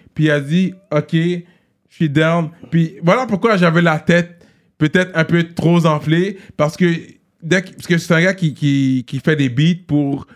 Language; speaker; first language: French; native; French